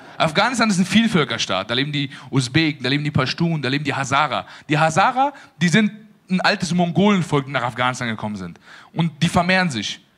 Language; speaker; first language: German; early bilingual, other home language; Persian